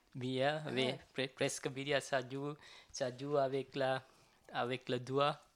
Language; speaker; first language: French; non-native, learner; Tamil